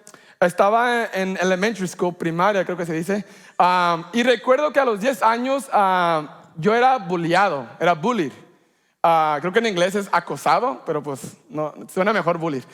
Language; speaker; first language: Spanish; early bilingual, heritage; Spanish